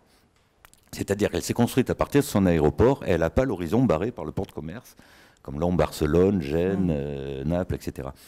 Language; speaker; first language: French; native; French